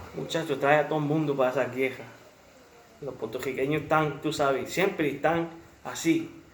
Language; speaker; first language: Spanish; early bilingual, heritage; Spanish